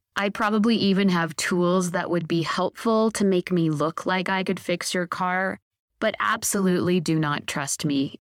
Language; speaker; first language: English; native; English